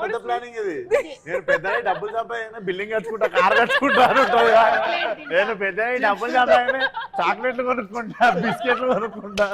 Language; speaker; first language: Telugu; native; Telugu